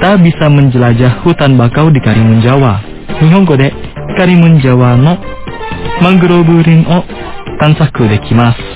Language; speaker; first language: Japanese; non-native, fluent; Indonesian